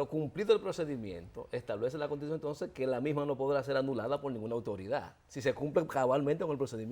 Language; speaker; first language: Spanish; native; Spanish